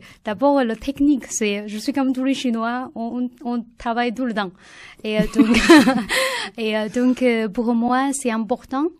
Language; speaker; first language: French; non-native, learner; Chinese